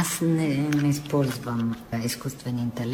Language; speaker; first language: Bulgarian; non-native, fluent; Italian